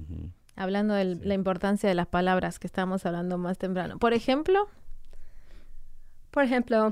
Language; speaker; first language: Spanish; native; Spanish